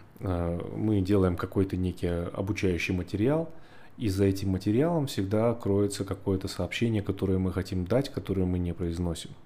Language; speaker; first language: Russian; native; Russian